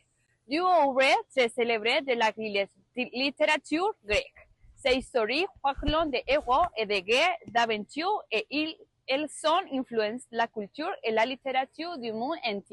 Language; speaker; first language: French; non-native, learner; Spanish